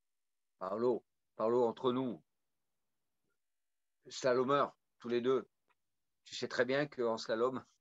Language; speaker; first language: French; native; French